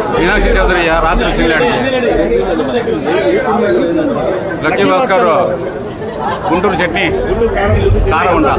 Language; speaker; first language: Telugu; native; Telugu